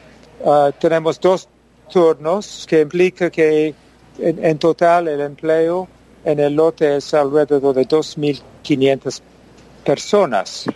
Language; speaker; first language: Spanish; non-native, fluent; English